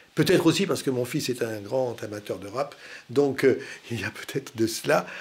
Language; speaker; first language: French; native; French